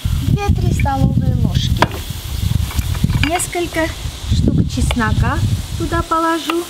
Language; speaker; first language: Russian; non-native, local second language; Armenian